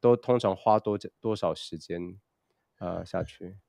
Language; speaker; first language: Chinese; early bilingual, other home language; Indonesian